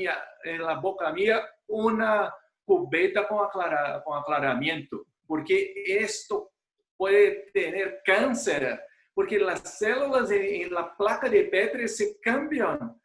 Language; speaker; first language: Spanish; non-native, fluent; Portuguese